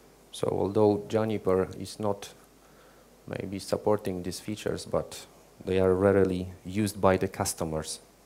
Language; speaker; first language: English; non-native, fluent; Polish